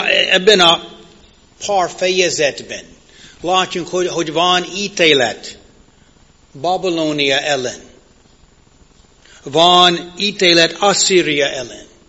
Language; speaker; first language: Hungarian; non-native, fluent; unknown